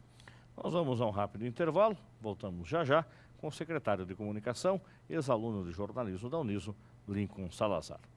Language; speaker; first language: Portuguese; native; Portuguese